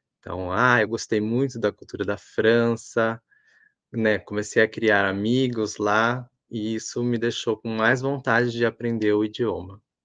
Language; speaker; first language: Portuguese; native; Portuguese